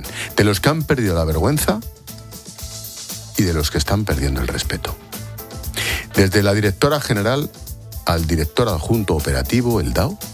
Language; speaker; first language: Spanish; native; Spanish